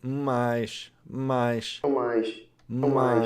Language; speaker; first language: Portuguese; non-native, learner; English